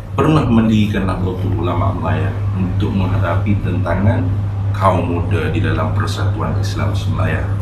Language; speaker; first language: Malay; native; Malay